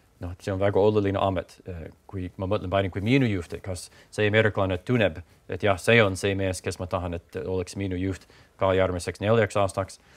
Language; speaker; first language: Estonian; non-native, fluent; English